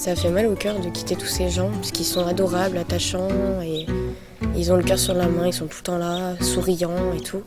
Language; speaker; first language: French; native; French